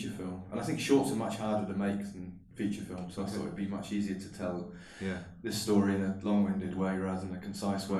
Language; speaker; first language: English; native; English